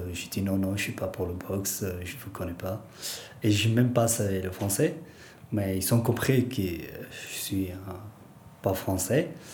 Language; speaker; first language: French; non-native, learner; Persian